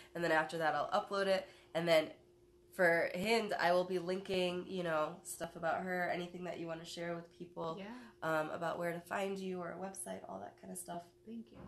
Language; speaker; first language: English; native; English